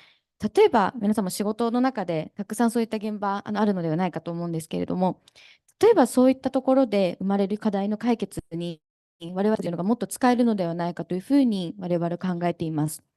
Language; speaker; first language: Japanese; native; Japanese